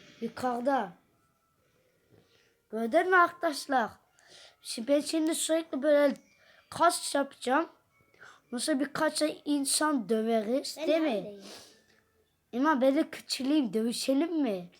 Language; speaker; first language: Turkish; early bilingual, heritage; Dutch